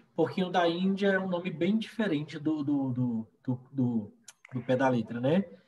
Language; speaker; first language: Portuguese; native; Portuguese